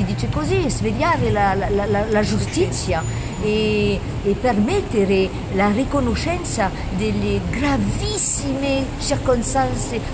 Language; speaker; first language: Italian; non-native, learner; French